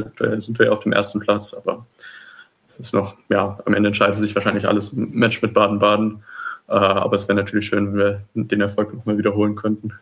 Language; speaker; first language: German; native; German